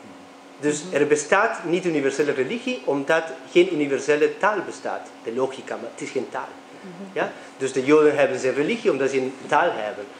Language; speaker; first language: Dutch; non-native, fluent; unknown